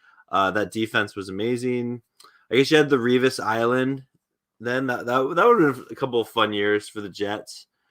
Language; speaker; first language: English; native; English